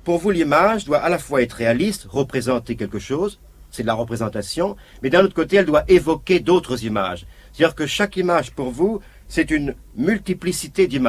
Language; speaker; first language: French; native; French